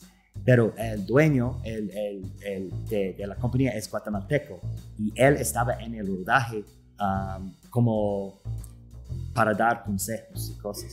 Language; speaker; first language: Spanish; non-native, fluent; English